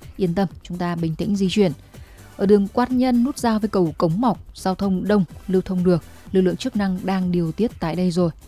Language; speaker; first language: Vietnamese; native; Vietnamese